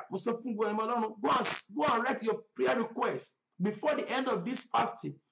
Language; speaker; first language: English; non-native, local second language; Yoruba